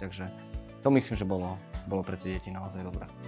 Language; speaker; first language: Slovak; native; Slovak